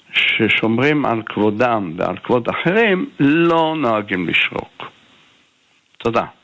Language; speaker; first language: Hebrew; native; Hebrew